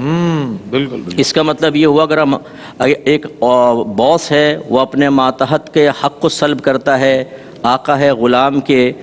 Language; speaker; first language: Urdu; native; Urdu